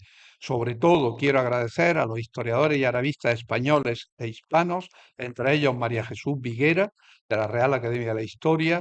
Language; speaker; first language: Spanish; native; Spanish